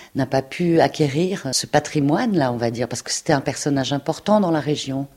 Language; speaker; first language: French; native; French